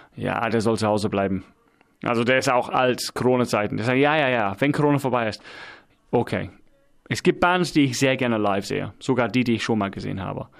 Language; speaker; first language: German; non-native, fluent; English